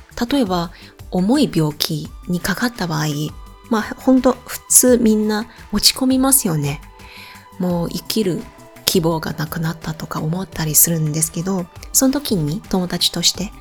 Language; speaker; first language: Japanese; non-native, fluent; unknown